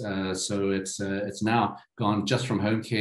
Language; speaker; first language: English; native; English